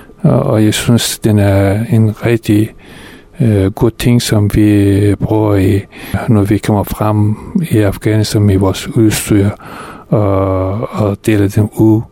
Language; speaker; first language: Danish; non-native, fluent; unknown